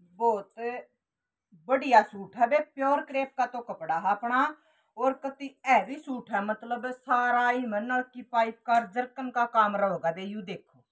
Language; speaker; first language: Hindi; native; Hindi